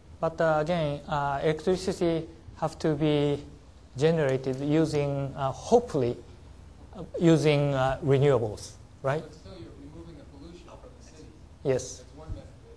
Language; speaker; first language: English; non-native, learner; Japanese